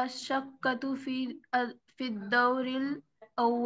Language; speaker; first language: Arabic; non-native, learner; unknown